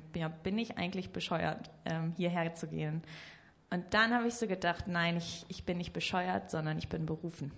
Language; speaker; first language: German; native; German